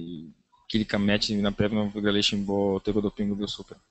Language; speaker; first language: Polish; non-native, learner; Portuguese